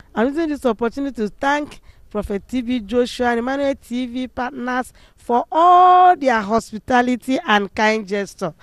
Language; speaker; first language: English; non-native, local second language; Igbo